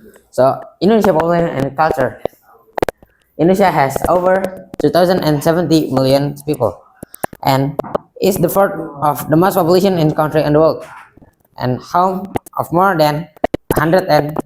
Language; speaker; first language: English; non-native, local second language; Indonesian